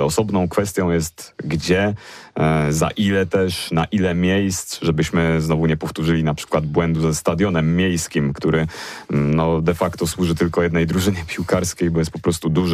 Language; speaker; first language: Polish; native; Polish